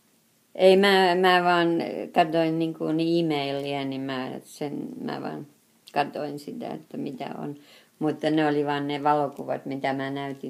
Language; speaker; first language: Finnish; early bilingual, heritage; Finnish